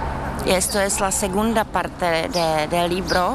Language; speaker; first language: Spanish; non-native, fluent; Czech